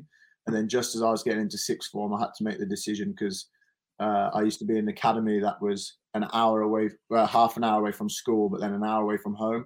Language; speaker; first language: English; native; English